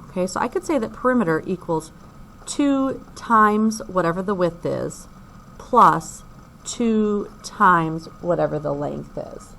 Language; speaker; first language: English; native; English